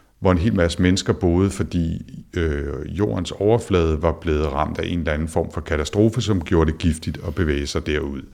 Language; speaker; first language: Danish; native; Danish